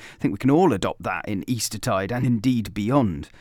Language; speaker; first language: English; native; English